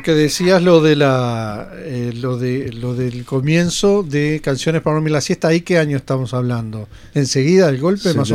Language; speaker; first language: Spanish; native; Spanish